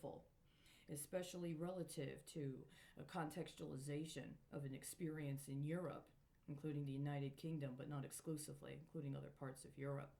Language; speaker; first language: English; native; English